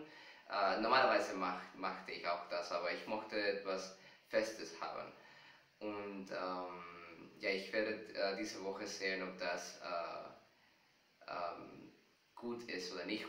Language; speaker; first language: German; non-native, fluent; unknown